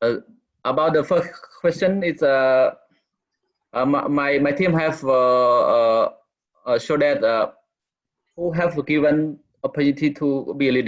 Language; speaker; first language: English; non-native, learner; Khmer